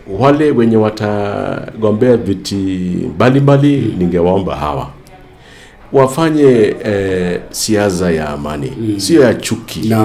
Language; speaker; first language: Swahili; non-native, local second language; Kalenjin